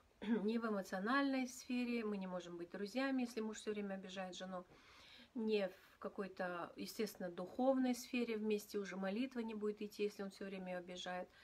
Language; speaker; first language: Russian; native; Russian